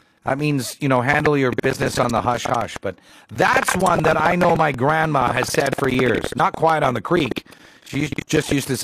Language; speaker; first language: English; native; English